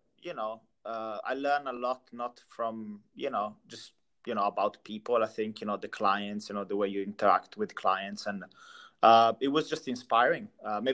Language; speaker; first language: English; non-native, fluent; Italian